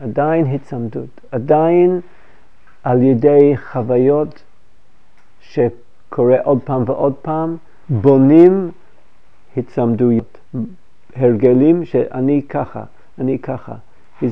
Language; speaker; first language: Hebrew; non-native, fluent; English